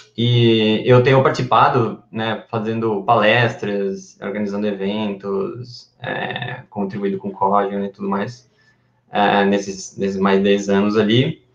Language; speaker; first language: Portuguese; non-native, fluent; Spanish